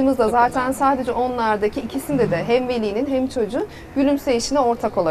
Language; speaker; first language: Turkish; native; Turkish